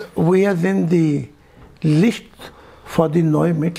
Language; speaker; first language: German; non-native, learner; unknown